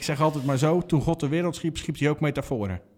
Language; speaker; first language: Dutch; native; Dutch